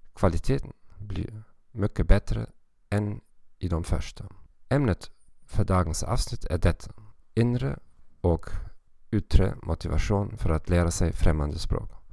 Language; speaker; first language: Swedish; non-native, learner; German